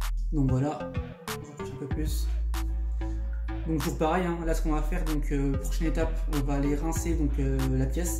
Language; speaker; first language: French; native; French